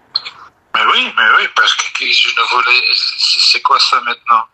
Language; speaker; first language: French; non-native, learner; Dutch